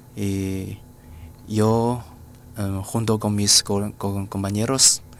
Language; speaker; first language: Spanish; non-native, fluent; Chinese